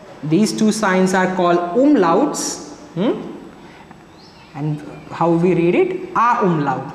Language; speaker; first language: English; non-native, local second language; Marathi